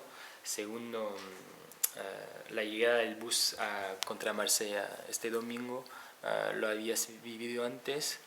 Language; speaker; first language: Spanish; non-native, learner; French